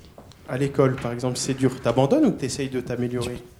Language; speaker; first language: French; native; French